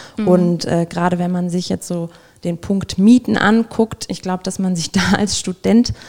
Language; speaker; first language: German; native; German